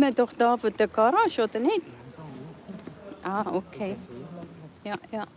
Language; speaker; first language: German; non-native, learner; Cebuano